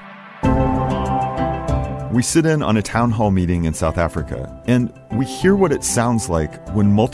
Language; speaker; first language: English; native; English